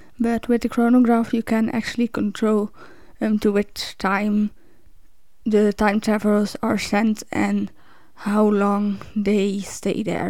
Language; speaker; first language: English; non-native, fluent; Dutch